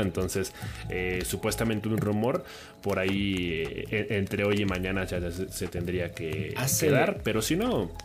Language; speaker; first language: Spanish; native; Spanish